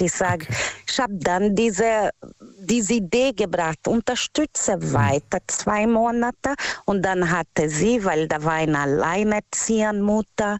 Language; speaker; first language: German; non-native, learner; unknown